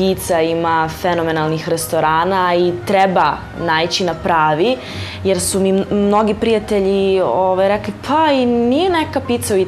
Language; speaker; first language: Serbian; early bilingual, heritage; Serbian